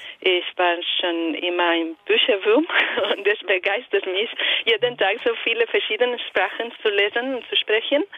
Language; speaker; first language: German; non-native, fluent; Italian